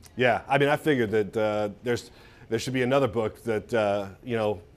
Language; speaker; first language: English; native; English